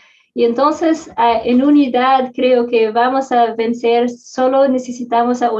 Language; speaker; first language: Spanish; non-native, fluent; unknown